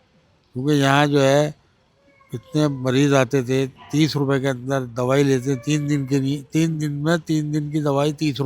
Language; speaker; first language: Hindi; native; Hindi